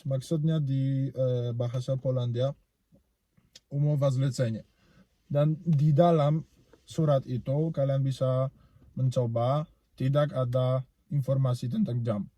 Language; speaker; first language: Indonesian; non-native, learner; Polish